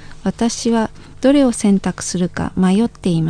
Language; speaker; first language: Japanese; non-native, fluent; Indonesian